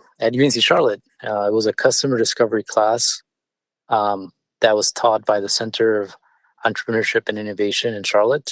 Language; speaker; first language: English; early bilingual, other home language; Spanish